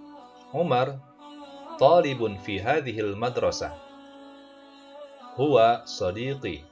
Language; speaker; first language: Arabic; non-native, fluent; Indonesian